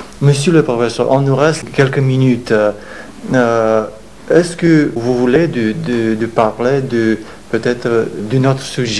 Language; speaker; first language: French; non-native, fluent; Romanian